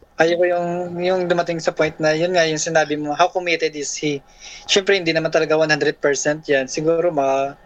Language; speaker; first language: Filipino; native; Filipino